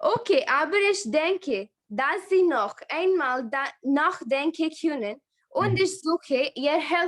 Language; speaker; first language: German; non-native, learner; Hindi